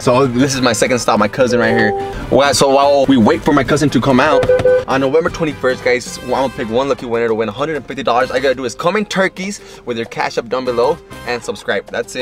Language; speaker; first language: English; native; English